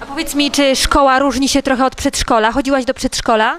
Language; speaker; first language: Polish; native; Polish